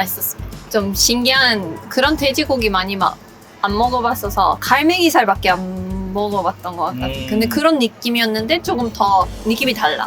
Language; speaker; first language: Korean; non-native, fluent; Swedish